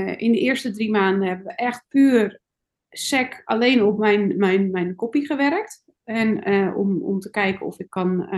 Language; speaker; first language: Dutch; native; Dutch